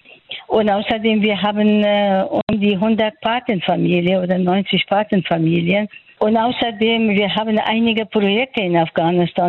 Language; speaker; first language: German; non-native, fluent; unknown